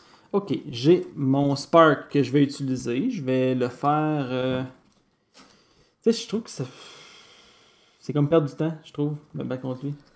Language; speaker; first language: French; native; French